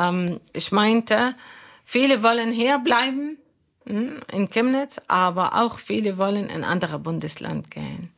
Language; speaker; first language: German; non-native, learner; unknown